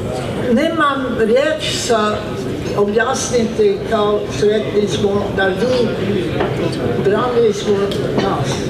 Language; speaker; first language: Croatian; non-native, learner; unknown